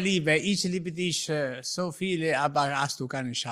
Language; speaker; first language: German; non-native, learner; Italian